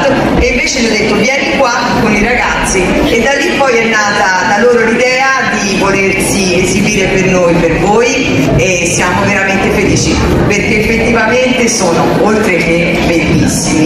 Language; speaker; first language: Italian; native; Italian